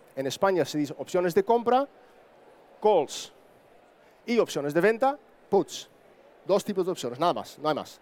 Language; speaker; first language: Spanish; non-native, fluent; Dutch